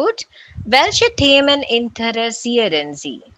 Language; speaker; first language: German; non-native, learner; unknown